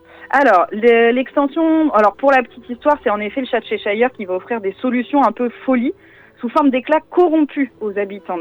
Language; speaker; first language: French; native; French